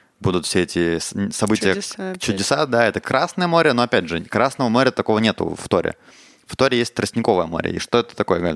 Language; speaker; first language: Russian; native; Russian